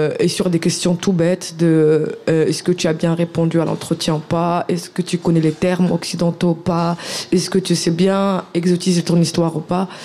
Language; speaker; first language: French; non-native, local second language; Arabic